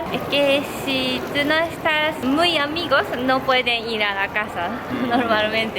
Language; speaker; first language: Spanish; non-native, learner; Japanese